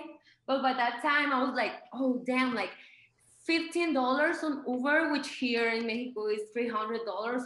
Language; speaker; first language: English; non-native, fluent; Spanish